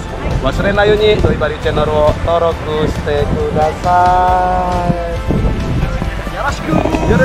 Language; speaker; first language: Japanese; non-native, learner; Indonesian